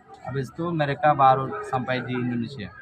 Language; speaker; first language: Indonesian; non-native, learner; Rohingya